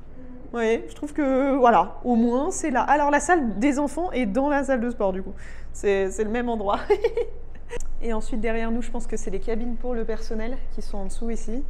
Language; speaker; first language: French; native; French